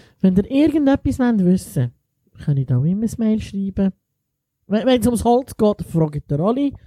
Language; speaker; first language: German; early bilingual, other home language; Italian